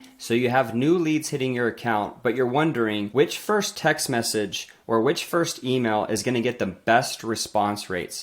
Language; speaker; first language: English; native; English